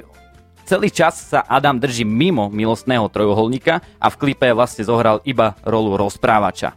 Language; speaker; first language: Slovak; native; Slovak